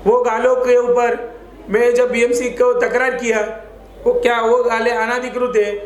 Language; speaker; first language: Hindi; non-native, local second language; Marathi